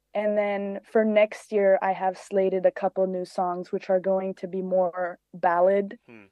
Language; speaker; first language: English; early bilingual, other home language; Greek